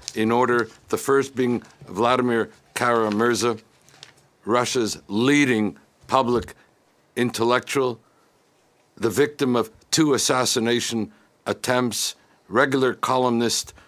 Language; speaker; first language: English; native; English